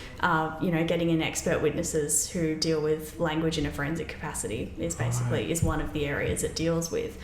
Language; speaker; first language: English; native; English